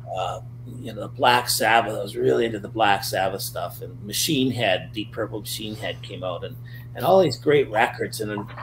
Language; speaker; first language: English; native; English